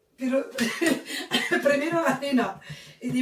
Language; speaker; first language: Spanish; non-native, learner; Arabic